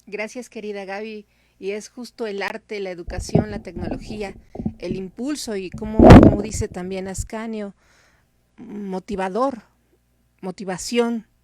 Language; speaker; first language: Spanish; native; Spanish